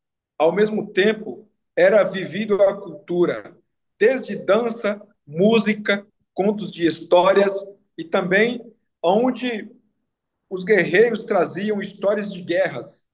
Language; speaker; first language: Portuguese; non-native, local second language; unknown